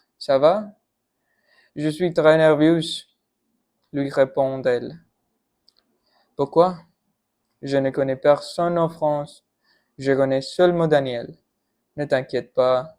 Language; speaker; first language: French; non-native, learner; Punjabi